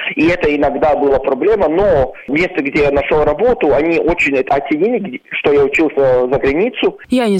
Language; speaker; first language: Russian; non-native, local second language; Latvian